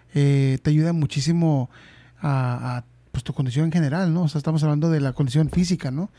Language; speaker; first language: Spanish; early bilingual, heritage; Spanish